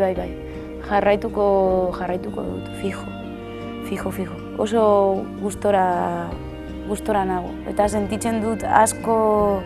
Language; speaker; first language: Basque; non-native, local second language; Spanish